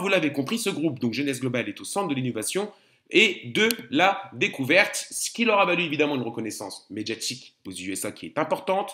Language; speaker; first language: French; native; French